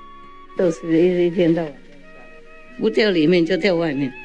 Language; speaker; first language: Chinese; non-native, fluent; Vietnamese